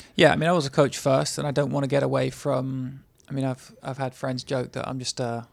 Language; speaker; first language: English; native; English